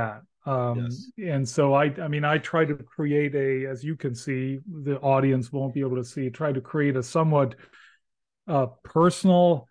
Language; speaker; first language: English; non-native, fluent; German